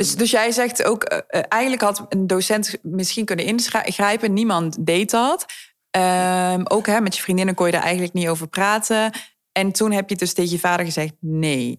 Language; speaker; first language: Dutch; native; Dutch